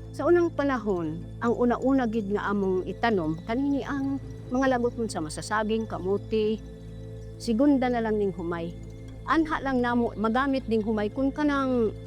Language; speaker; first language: Cebuano; non-native, local second language; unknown